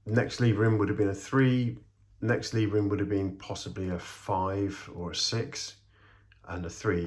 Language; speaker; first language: English; native; English